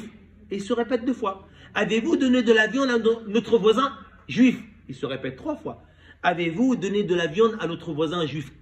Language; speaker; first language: French; native; French